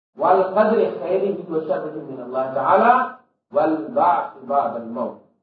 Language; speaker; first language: Urdu; non-native, local second language; Punjabi